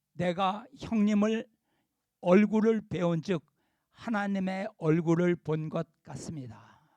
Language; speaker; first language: Korean; native; Korean